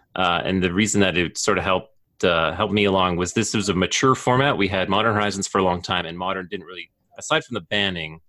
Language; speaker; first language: English; native; English